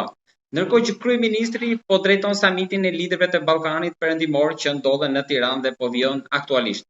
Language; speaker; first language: Albanian; native; Albanian